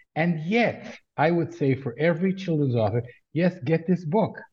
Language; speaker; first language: English; native; English